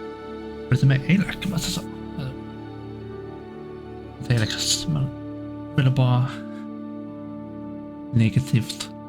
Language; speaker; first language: Swedish; non-native, learner; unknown